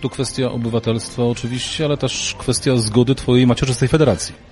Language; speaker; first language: Polish; native; Polish